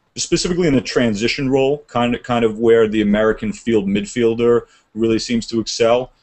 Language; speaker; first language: English; native; English